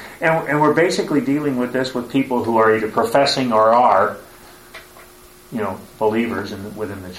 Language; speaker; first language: English; native; English